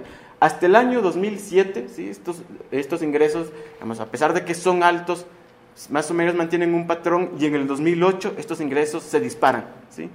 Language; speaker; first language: Spanish; native; Spanish